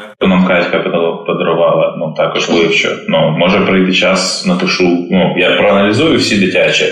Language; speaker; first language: Ukrainian; non-native, local second language; Russian